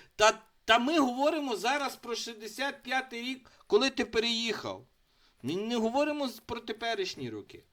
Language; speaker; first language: Ukrainian; native; Ukrainian